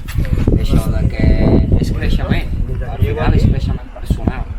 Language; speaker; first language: Catalan; non-native, fluent; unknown